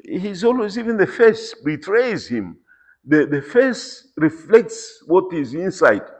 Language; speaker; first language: English; non-native, local second language; Swahili